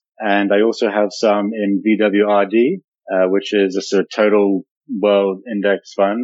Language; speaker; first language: English; native; English